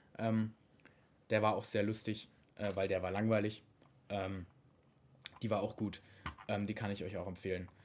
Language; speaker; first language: German; native; German